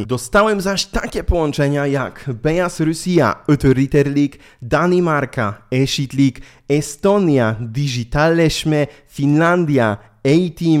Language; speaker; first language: Polish; native; Polish